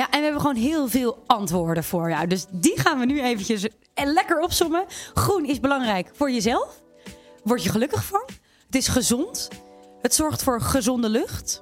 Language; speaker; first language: Dutch; native; Dutch